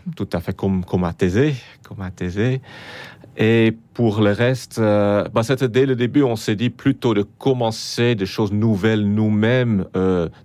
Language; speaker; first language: French; non-native, fluent; Dutch